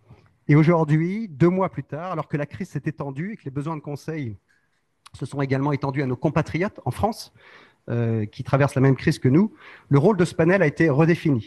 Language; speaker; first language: French; native; French